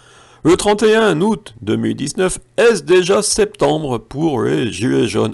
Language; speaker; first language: French; native; French